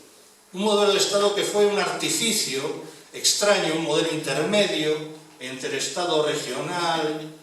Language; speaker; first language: Spanish; native; Spanish